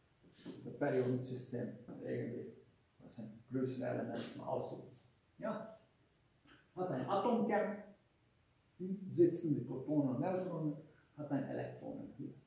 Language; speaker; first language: German; non-native, fluent; Hungarian